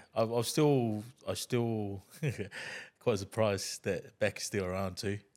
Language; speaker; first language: English; non-native, fluent; Tongan